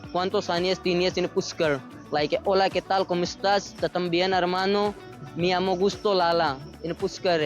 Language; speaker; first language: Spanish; non-native, learner; Hindi